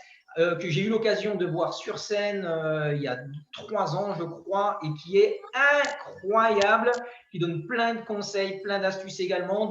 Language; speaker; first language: French; native; French